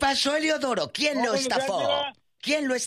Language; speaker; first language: Spanish; native; Spanish